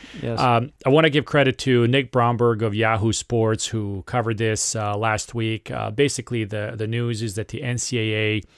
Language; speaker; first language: English; non-native, fluent; Serbian